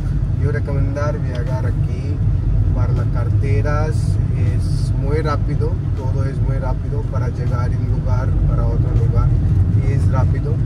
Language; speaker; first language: Spanish; non-native, learner; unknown